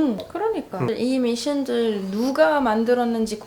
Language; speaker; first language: Korean; non-native, fluent; Arabic